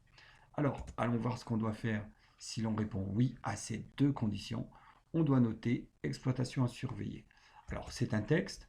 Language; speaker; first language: French; native; French